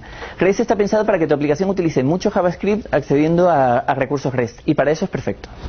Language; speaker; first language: Spanish; native; Spanish